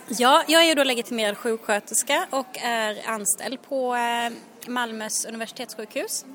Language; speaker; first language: Swedish; native; Swedish